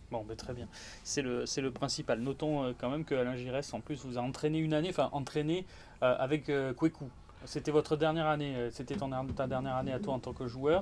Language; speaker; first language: French; native; French